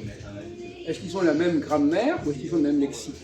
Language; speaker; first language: French; native; French